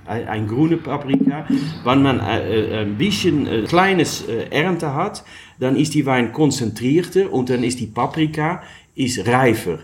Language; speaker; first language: German; non-native, learner; Dutch